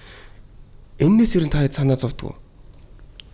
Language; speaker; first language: Mongolian; native; Mongolian